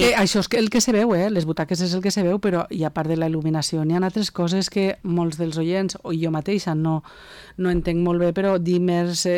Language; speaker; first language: Catalan; native; Catalan